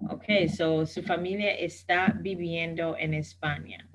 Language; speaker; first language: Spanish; non-native, fluent; English